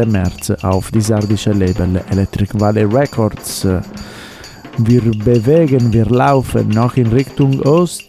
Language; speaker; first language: German; non-native, learner; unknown